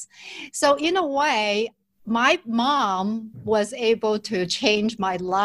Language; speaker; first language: English; non-native, fluent; Chinese